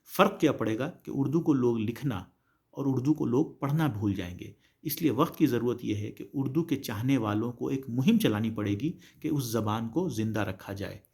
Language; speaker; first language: Urdu; native; Urdu